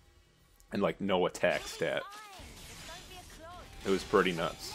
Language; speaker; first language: English; native; English